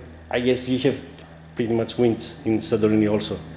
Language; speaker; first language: English; non-native, fluent; Greek